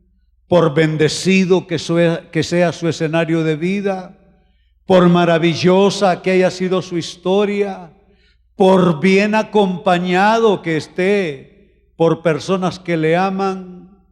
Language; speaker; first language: Spanish; native; Spanish